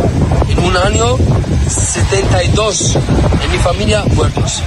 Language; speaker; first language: Spanish; non-native, learner; Arabic